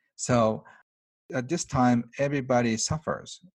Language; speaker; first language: English; non-native, fluent; Japanese